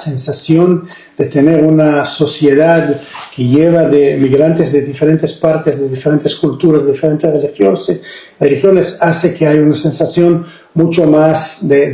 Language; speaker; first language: Spanish; non-native, fluent; Hebrew